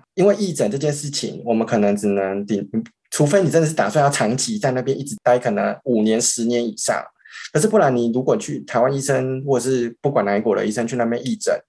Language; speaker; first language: Chinese; native; Chinese